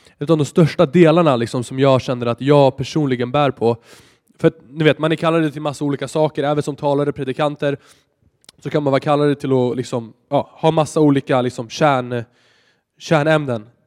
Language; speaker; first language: Swedish; native; Swedish